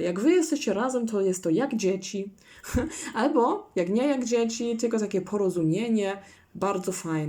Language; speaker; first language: Polish; non-native, learner; German